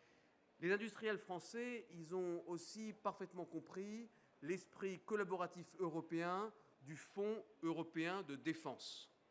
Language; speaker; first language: French; native; French